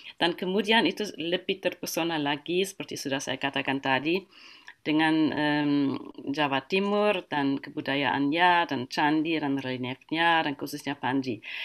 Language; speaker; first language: Indonesian; non-native, fluent; German